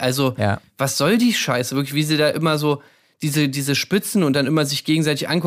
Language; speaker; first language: German; native; German